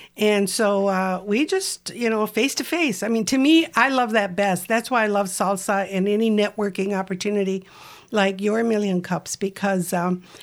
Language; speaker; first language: English; native; English